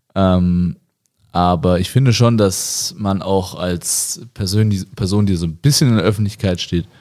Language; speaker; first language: German; native; German